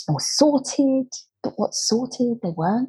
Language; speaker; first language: English; native; English